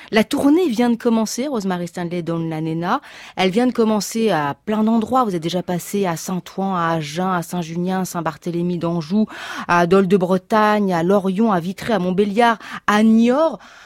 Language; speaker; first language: French; native; French